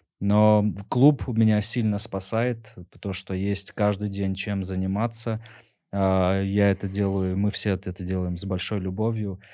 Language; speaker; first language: Russian; native; Russian